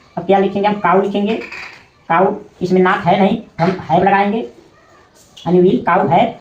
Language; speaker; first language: Hindi; native; Hindi